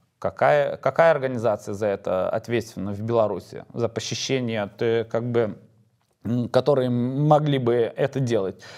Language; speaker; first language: Russian; non-native, fluent; Lithuanian